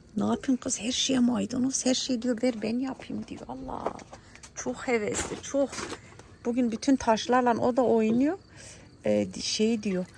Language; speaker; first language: Turkish; early bilingual, heritage; Turkish